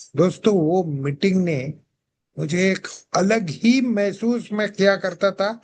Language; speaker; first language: Hindi; non-native, local second language; Marathi